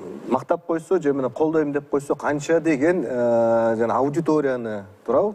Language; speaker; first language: Kyrgyz; native; Kyrgyz